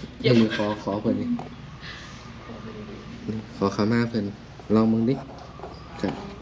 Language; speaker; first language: Thai; non-native, local second language; Northeastern Thai